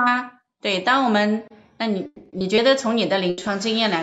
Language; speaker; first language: Chinese; native; Chinese